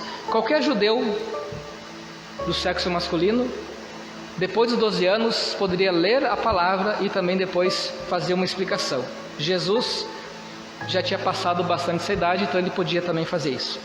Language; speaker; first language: Portuguese; native; Portuguese